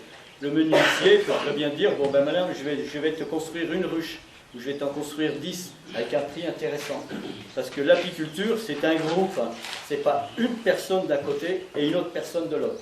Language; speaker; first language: French; native; French